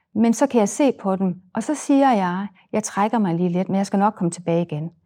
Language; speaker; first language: Danish; native; Danish